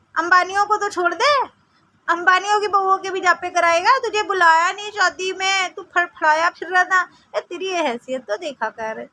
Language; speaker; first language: Hindi; native; Hindi